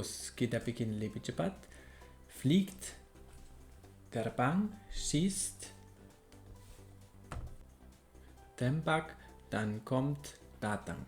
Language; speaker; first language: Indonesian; non-native, fluent; German